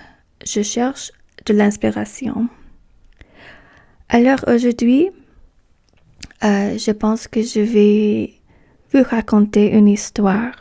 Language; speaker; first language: French; non-native, fluent; English